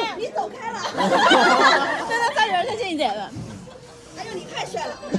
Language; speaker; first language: Chinese; native; Chinese